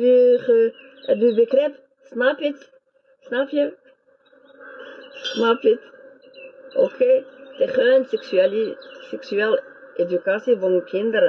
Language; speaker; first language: Dutch; non-native, learner; French